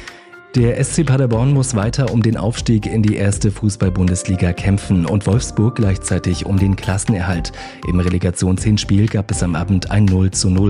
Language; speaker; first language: German; native; German